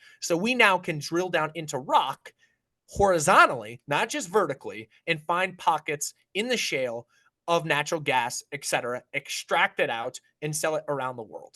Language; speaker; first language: English; native; English